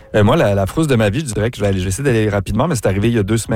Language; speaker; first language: French; native; French